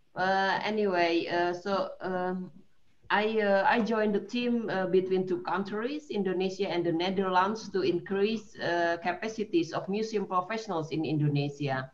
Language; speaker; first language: English; non-native, fluent; Indonesian